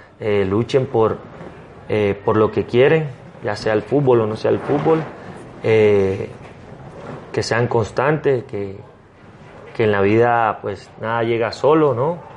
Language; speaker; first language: Spanish; native; Spanish